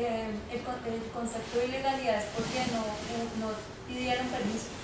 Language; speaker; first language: Spanish; non-native, learner; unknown